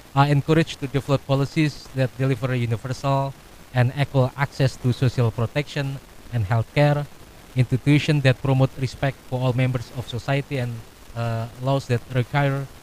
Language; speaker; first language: English; non-native, fluent; Indonesian